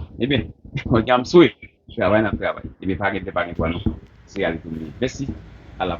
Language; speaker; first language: French; non-native, learner; Haitian Creole